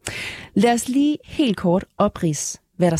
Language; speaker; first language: Danish; native; Danish